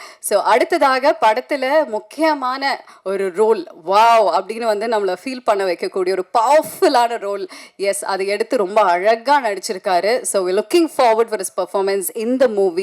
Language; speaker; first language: Tamil; native; Tamil